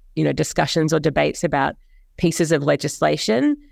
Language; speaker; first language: English; native; English